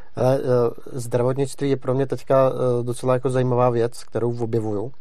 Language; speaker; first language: Czech; native; Czech